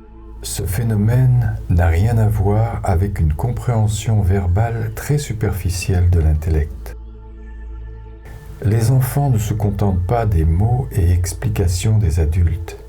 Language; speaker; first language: French; native; French